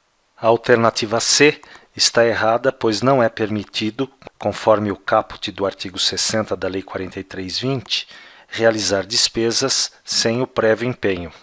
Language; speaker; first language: Portuguese; native; Portuguese